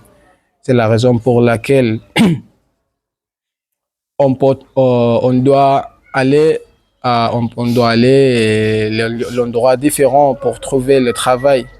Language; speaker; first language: French; non-native, learner; Swahili